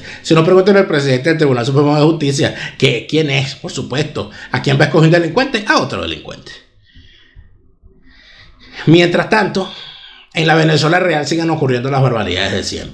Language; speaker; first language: Spanish; native; Spanish